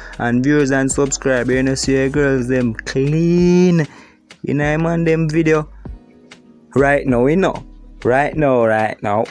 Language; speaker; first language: English; non-native, local second language; Jamaican Creole English